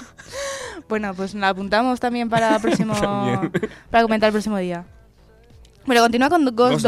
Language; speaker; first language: Spanish; native; Spanish